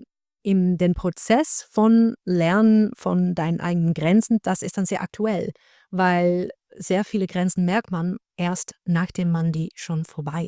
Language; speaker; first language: German; non-native, fluent; Dutch